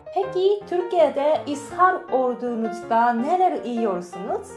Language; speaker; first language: Turkish; non-native, fluent; Japanese